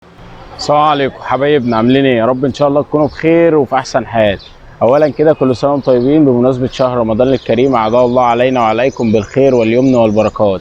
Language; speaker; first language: Arabic; native; Arabic